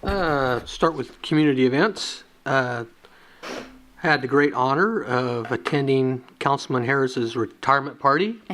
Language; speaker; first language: English; native; English